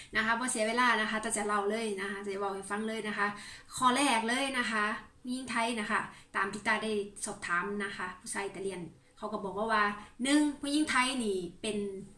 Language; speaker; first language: Thai; native; Thai